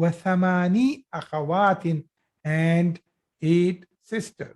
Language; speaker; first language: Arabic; non-native, fluent; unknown